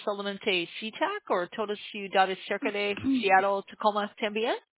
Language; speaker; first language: Spanish; non-native, learner; English